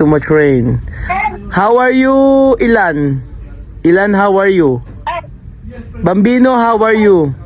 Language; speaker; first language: English; non-native, learner; Filipino